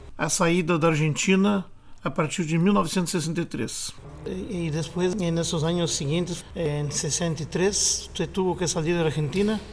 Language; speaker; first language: Spanish; non-native, fluent; Portuguese